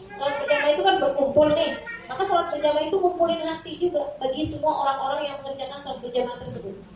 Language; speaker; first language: Indonesian; native; Indonesian